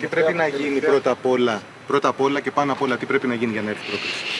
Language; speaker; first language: Greek; native; Greek